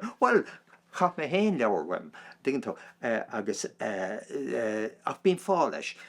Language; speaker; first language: Irish; non-native, local second language; English